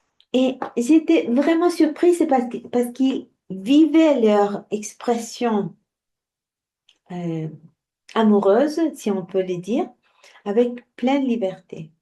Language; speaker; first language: French; non-native, fluent; Spanish